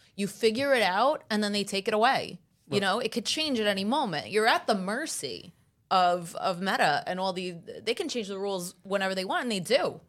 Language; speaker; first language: English; early bilingual, other home language; Italian